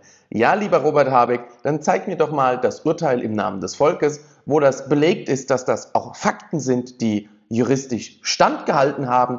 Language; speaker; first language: German; native; German